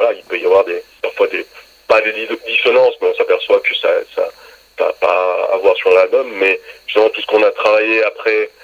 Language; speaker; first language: French; native; French